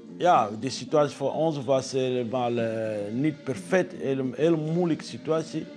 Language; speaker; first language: Dutch; non-native, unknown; Lingala